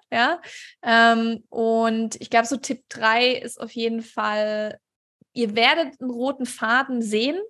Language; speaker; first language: German; native; German